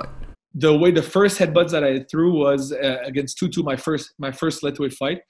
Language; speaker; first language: English; non-native, fluent; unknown